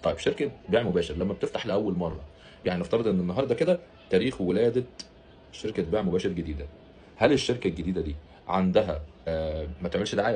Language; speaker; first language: Arabic; native; Arabic